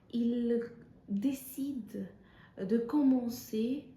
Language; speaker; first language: French; non-native, fluent; Spanish